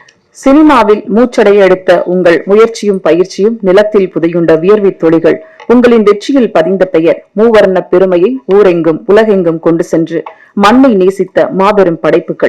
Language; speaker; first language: Tamil; native; Tamil